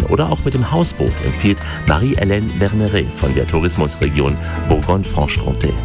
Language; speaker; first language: German; native; German